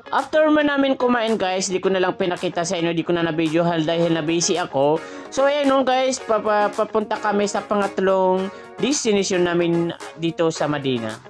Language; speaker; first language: Filipino; non-native, local second language; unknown